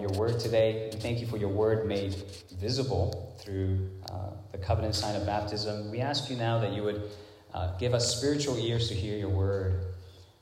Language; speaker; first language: English; non-native, local second language; Cantonese